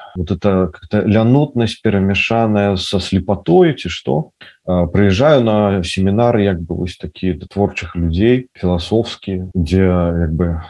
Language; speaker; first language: Belarusian; non-native, local second language; Russian